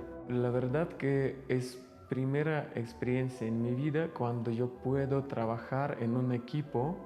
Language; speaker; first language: Spanish; non-native, fluent; Russian